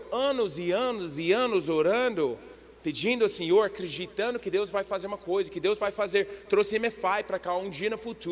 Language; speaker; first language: Portuguese; non-native, learner; English